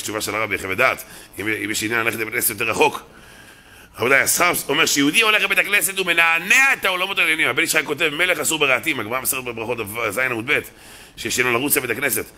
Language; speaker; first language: Hebrew; native; Hebrew